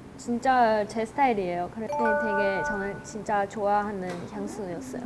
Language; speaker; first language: Korean; non-native, fluent; Chinese